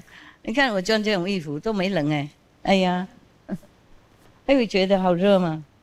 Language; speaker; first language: Chinese; non-native, fluent; Vietnamese